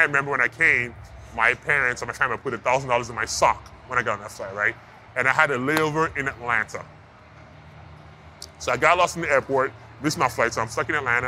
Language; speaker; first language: English; non-native, local second language; Yoruba